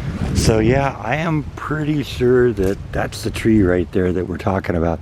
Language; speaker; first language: English; native; English